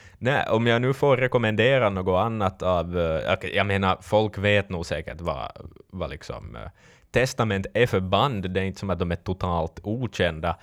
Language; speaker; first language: Swedish; native; Swedish